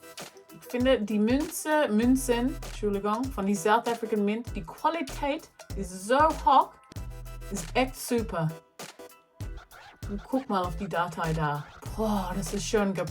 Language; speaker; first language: German; non-native, learner; English